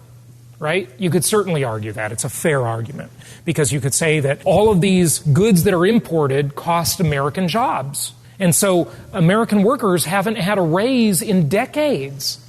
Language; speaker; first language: English; native; English